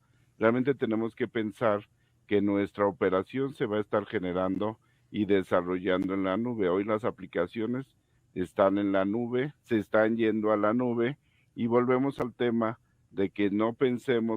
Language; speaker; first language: Spanish; native; Spanish